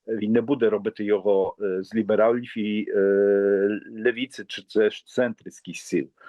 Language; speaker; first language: Polish; non-native, learner; Ukrainian